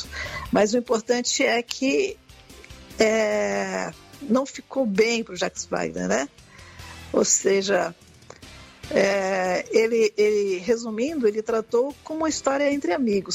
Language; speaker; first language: Portuguese; native; Portuguese